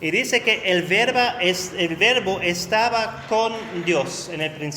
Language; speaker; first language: Spanish; non-native, fluent; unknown